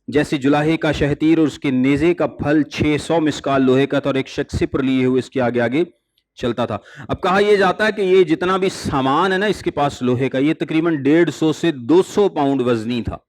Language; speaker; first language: Urdu; non-native, local second language; Punjabi